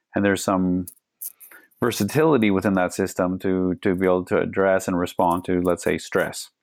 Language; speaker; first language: English; native; English